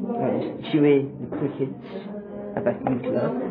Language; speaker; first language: French; non-native, learner; English